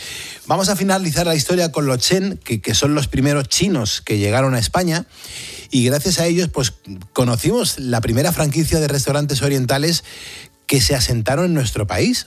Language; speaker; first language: Spanish; native; Spanish